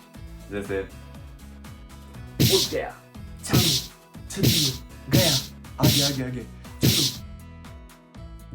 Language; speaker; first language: Hindi; non-native, learner; Japanese